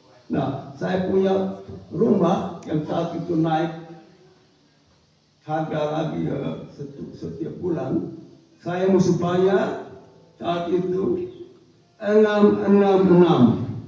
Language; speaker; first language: Indonesian; non-native, fluent; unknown